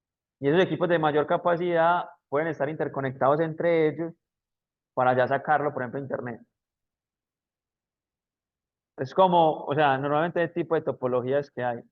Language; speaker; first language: Spanish; native; Spanish